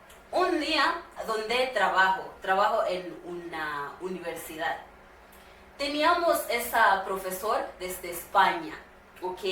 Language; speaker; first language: Spanish; non-native, learner; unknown